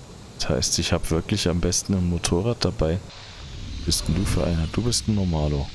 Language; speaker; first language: German; native; German